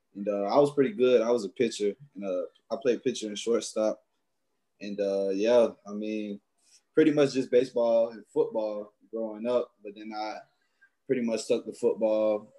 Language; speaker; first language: English; native; English